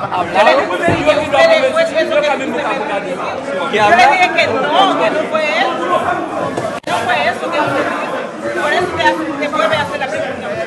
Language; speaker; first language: Spanish; non-native, fluent; Haitian Creole